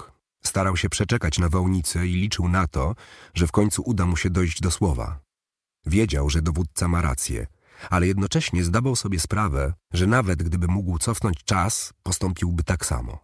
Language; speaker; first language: Polish; native; Polish